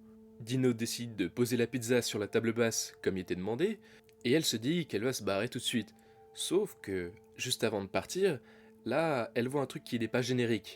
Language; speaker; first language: French; native; French